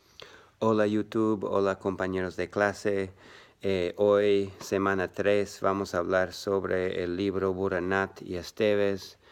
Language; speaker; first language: Spanish; non-native, learner; English